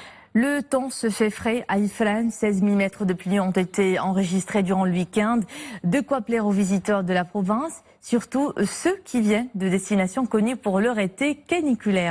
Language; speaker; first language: French; non-native, local second language; Arabic